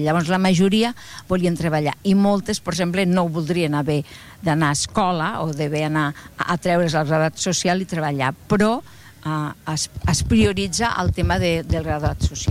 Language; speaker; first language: Catalan; native; Catalan